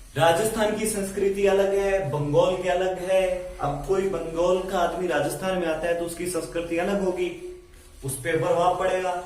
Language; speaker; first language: Hindi; native; Hindi